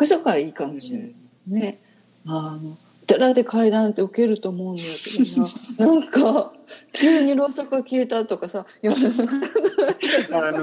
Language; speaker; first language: Japanese; native; Japanese